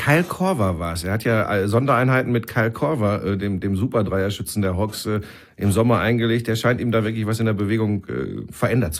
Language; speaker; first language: German; native; German